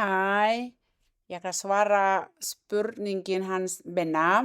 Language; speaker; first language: Icelandic; non-native, learner; Thai